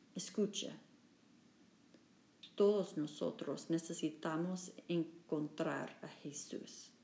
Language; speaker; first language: Spanish; non-native, learner; English